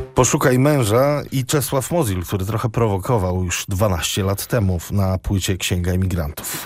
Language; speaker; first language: Polish; native; Polish